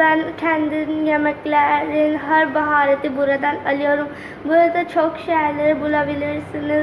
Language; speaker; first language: Turkish; non-native, learner; Urdu